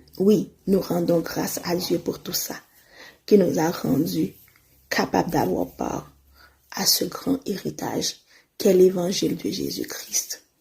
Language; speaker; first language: French; non-native, local second language; Haitian Creole